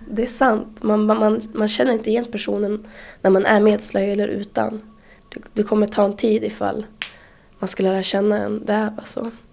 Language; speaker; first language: Swedish; early bilingual, other home language; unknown